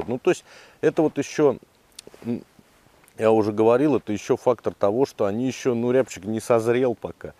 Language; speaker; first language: Russian; native; Russian